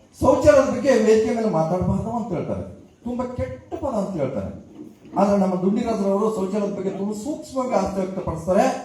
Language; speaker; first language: Kannada; native; Kannada